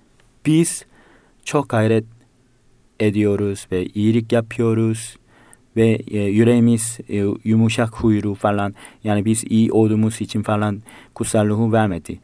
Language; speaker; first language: Turkish; non-native, fluent; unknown